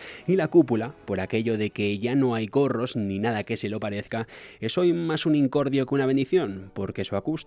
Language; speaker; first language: Spanish; native; Spanish